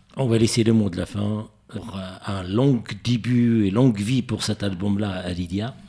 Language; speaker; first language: French; native; French